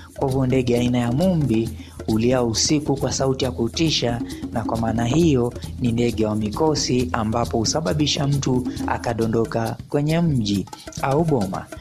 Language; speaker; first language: Swahili; non-native, local second language; Luyia